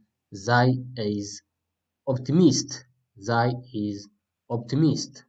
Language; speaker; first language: Dutch; non-native, fluent; Tigrinya